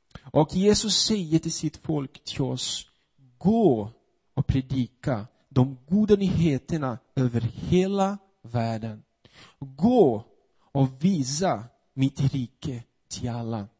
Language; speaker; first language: Swedish; non-native, fluent; Portuguese